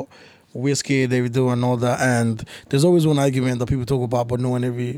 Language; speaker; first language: English; native; English